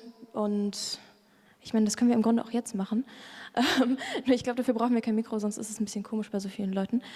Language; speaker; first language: German; native; German